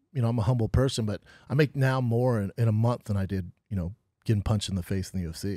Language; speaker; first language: English; native; English